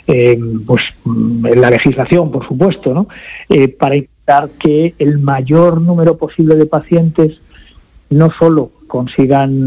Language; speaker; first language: Spanish; native; Spanish